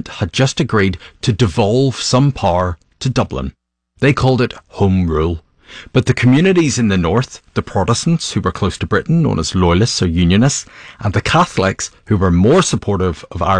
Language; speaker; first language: English; native; English